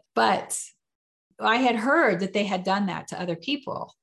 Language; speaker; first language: English; native; English